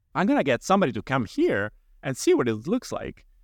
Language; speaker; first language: English; non-native, fluent; Italian